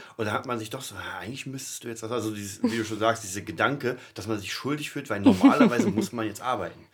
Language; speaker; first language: German; native; German